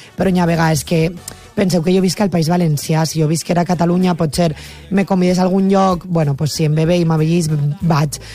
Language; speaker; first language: Catalan; native; Catalan